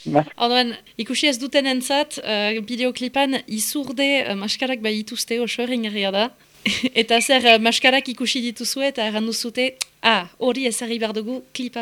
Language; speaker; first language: Basque; native; Basque